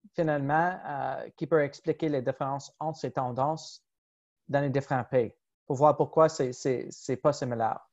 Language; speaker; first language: French; non-native, fluent; English